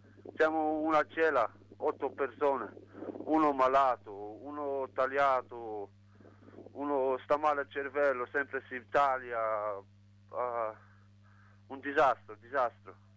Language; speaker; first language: Italian; non-native, learner; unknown